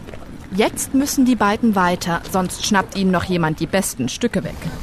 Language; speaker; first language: German; native; German